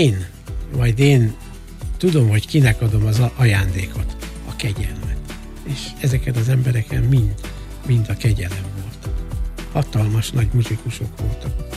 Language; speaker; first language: Hungarian; native; Hungarian